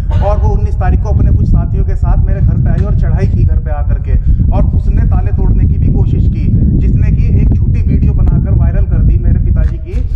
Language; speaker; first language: Hindi; native; Hindi